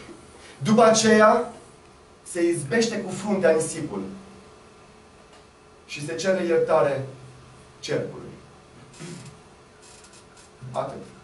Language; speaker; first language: Romanian; native; Romanian